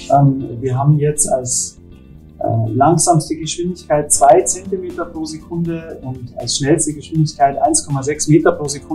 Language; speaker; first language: German; native; German